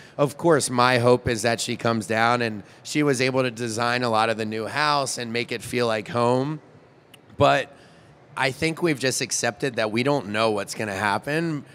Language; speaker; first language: English; native; English